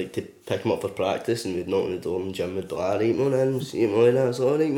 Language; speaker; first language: English; native; English